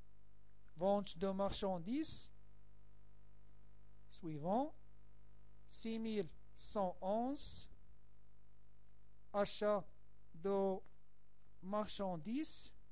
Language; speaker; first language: French; non-native, local second language; Arabic